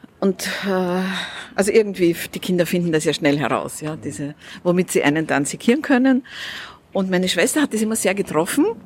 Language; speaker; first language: German; early bilingual, other home language; Russian